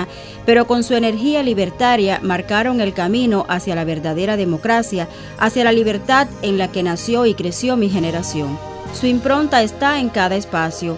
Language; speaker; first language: Spanish; native; Spanish